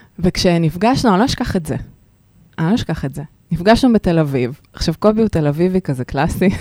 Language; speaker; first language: Hebrew; early bilingual, other home language; Russian